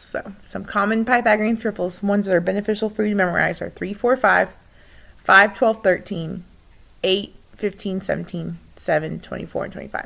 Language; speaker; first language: English; native; English